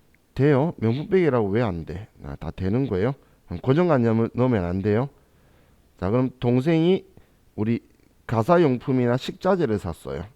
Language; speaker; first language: Korean; native; Korean